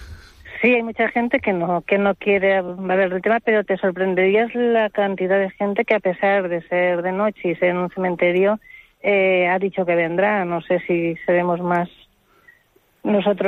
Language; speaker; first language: Spanish; native; Spanish